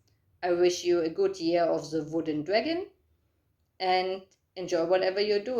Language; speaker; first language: English; non-native, fluent; German